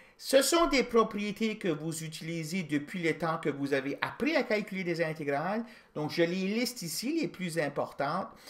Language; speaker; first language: French; native; French